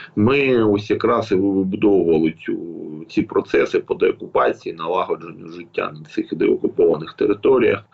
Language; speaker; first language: Ukrainian; native; Ukrainian